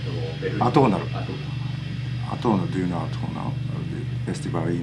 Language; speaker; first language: Japanese; native; Japanese